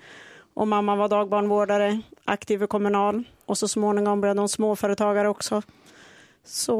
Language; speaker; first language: Swedish; native; Swedish